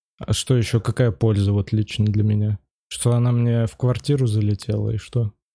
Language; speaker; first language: Russian; native; Russian